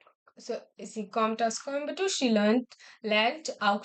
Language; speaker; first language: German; non-native, learner; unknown